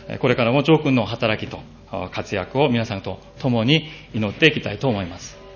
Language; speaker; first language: Japanese; non-native, fluent; Korean